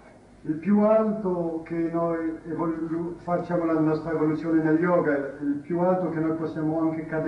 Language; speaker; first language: Italian; non-native, fluent; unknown